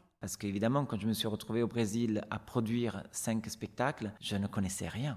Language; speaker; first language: French; non-native, fluent; Italian